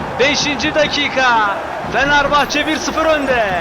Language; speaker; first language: Turkish; native; Turkish